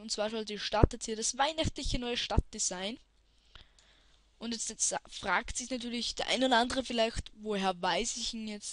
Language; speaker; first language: German; native; German